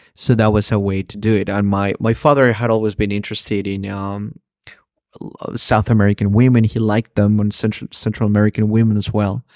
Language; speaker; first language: English; early bilingual, other home language; Spanish